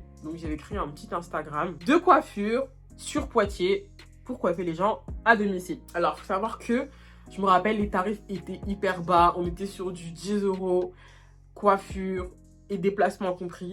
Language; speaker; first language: French; native; French